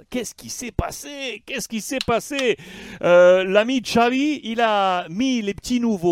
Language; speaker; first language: French; native; French